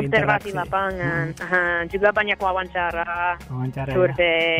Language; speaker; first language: Indonesian; non-native, fluent; English